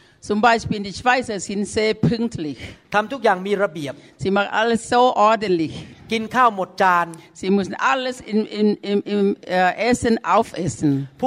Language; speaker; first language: German; non-native, learner; Thai